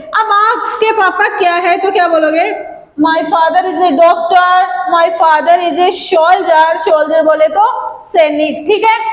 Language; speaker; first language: Hindi; native; Hindi